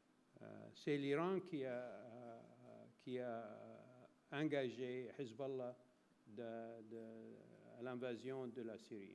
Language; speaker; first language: French; non-native, fluent; Arabic